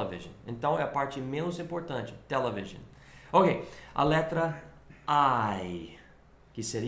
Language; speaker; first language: Portuguese; non-native, fluent; English